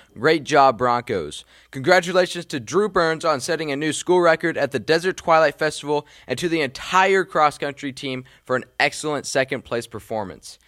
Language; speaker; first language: English; native; English